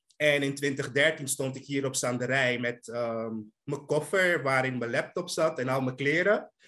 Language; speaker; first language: Dutch; native; Dutch